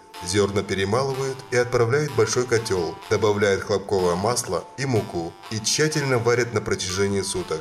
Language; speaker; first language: Russian; non-native, local second language; Kyrgyz